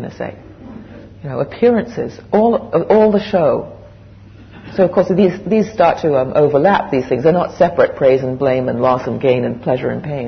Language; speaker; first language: English; native; English